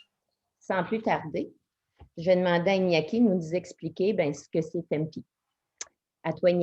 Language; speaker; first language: French; native; French